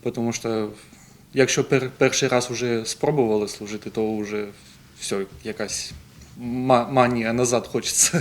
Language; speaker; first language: Ukrainian; non-native, local second language; Russian